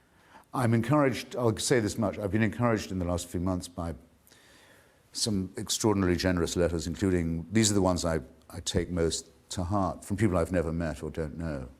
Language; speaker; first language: English; native; English